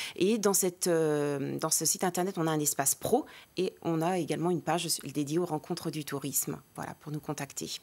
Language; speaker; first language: French; native; French